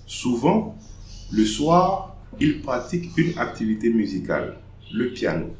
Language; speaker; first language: French; non-native, fluent; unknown